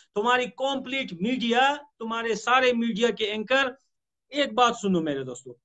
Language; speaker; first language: Urdu; non-native, fluent; Pashto